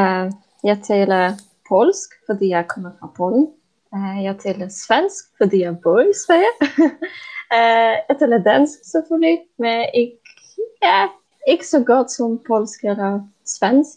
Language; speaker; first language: Danish; non-native, fluent; Polish